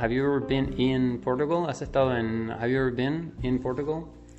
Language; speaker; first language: English; non-native, fluent; Spanish